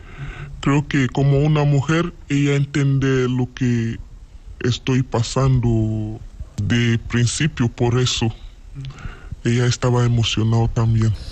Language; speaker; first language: Spanish; non-native, learner; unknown